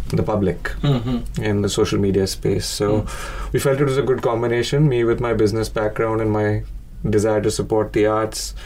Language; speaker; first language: English; non-native, local second language; Hindi